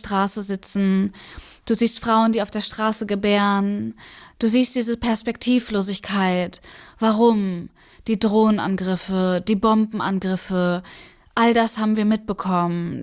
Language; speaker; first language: German; early bilingual, other home language; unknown